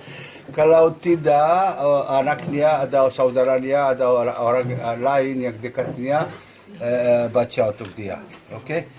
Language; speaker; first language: Indonesian; non-native, learner; Hebrew